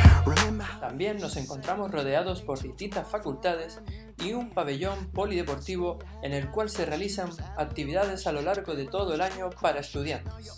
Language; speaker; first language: Spanish; native; Spanish